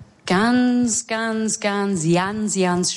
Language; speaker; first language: German; non-native, learner; English